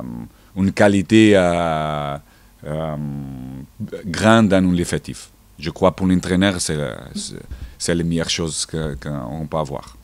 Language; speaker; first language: French; non-native, learner; Portuguese